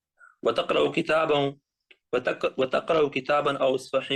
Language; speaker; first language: Arabic; non-native, learner; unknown